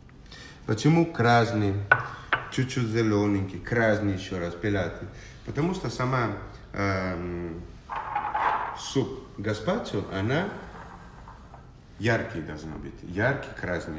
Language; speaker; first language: Russian; non-native, learner; Italian